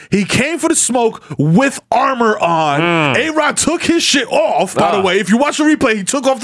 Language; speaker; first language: English; early bilingual, other home language; Spanish